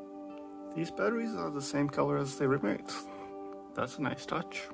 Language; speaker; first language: English; native; English